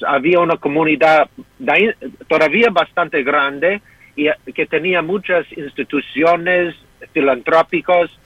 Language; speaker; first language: Spanish; non-native, fluent; English